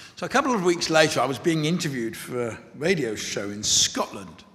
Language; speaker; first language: English; native; English